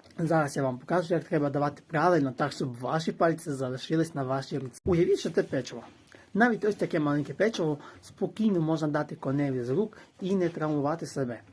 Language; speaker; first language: Ukrainian; native; Ukrainian